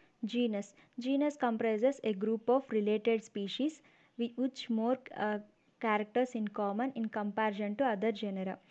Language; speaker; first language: English; non-native, local second language; Telugu